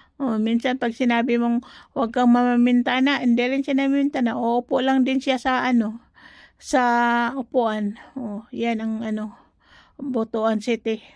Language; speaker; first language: Filipino; non-native, local second language; Cebuano